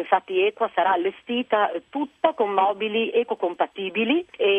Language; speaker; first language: Italian; native; Italian